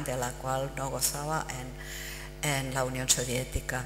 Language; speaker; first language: Spanish; non-native, fluent; Czech